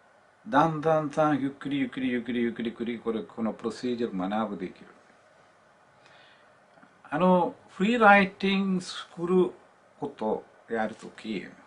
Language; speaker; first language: Japanese; non-native, learner; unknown